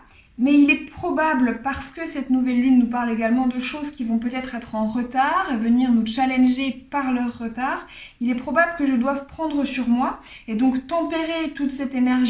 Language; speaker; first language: French; native; French